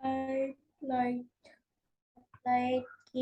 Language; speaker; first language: English; non-native, learner; Vietnamese